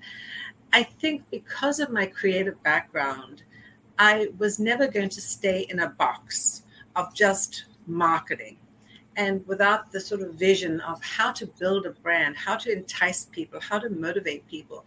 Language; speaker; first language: English; native; English